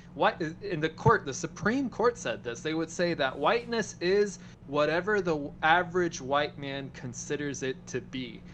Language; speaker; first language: English; early bilingual, other home language; Spanish